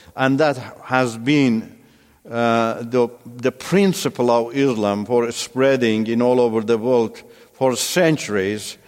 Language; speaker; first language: English; non-native, fluent; Turkish